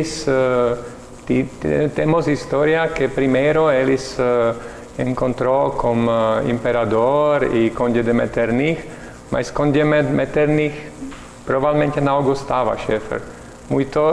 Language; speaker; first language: Portuguese; non-native, learner; Czech